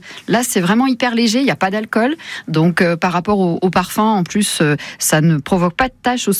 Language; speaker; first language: French; native; French